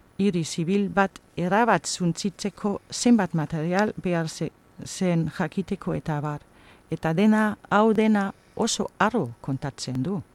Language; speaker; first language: Basque; non-native, fluent; German